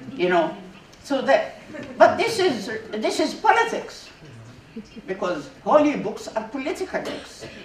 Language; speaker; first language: English; non-native, fluent; Arabic